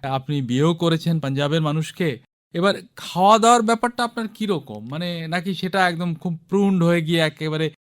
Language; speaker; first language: Bangla; native; Bangla